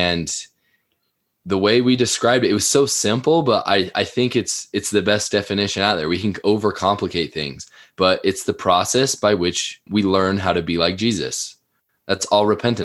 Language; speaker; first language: English; native; English